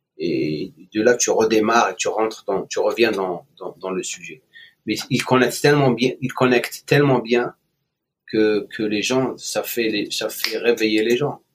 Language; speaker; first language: French; non-native, local second language; Arabic